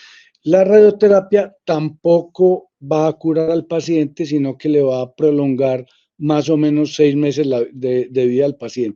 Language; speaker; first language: Spanish; native; Spanish